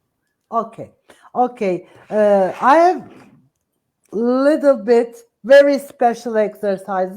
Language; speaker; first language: English; non-native, fluent; Turkish